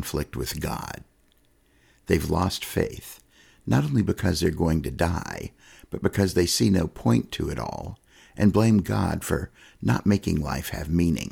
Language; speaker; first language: English; native; English